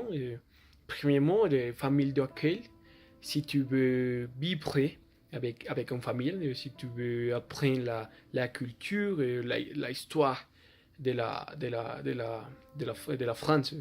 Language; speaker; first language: French; non-native, learner; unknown